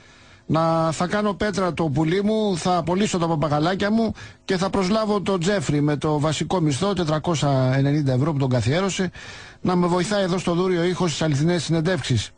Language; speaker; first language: Greek; native; Greek